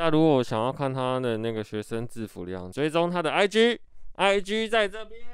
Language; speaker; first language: Chinese; native; Chinese